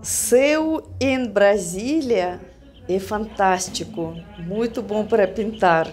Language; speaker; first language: Portuguese; non-native, fluent; Russian